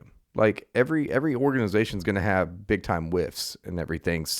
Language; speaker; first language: English; native; English